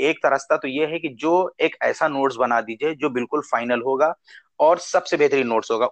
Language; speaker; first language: Hindi; native; Hindi